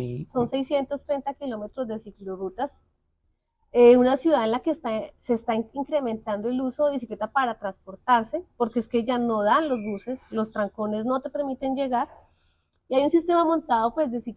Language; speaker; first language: Spanish; native; Spanish